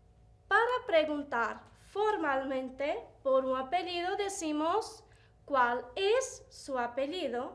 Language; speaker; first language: Spanish; non-native, fluent; Portuguese